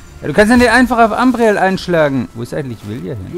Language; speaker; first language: German; native; German